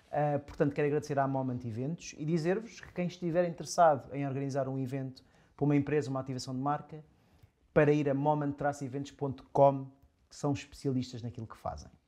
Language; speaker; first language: Portuguese; native; Portuguese